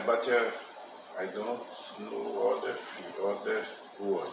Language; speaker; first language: English; non-native, learner; Portuguese